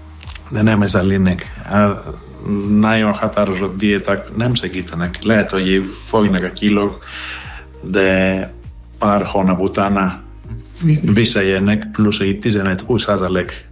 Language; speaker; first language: Hungarian; non-native, fluent; Greek